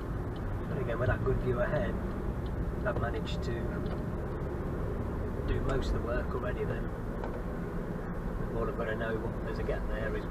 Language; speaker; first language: English; native; English